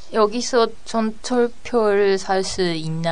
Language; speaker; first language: Korean; non-native, learner; Japanese